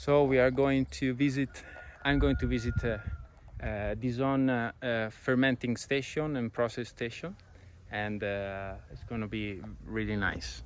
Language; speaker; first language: English; non-native, fluent; Italian